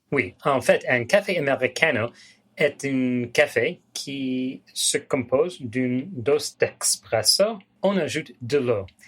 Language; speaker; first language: French; non-native, fluent; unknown